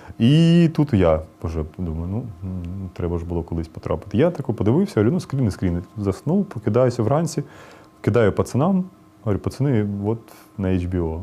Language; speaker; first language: Ukrainian; non-native, local second language; Russian